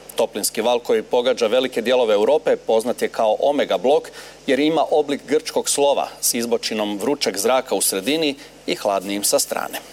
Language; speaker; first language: Croatian; native; Croatian